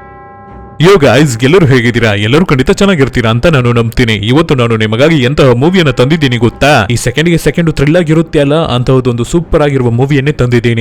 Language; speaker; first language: Kannada; native; Kannada